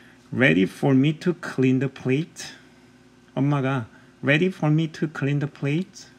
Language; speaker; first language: English; non-native, fluent; Korean